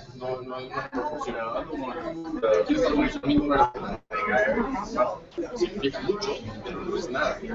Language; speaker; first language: Spanish; native; Spanish